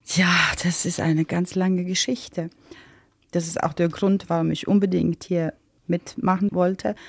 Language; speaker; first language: German; non-native, fluent; Bosnian